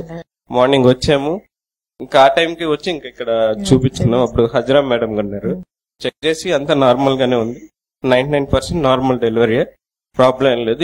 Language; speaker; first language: Telugu; native; Telugu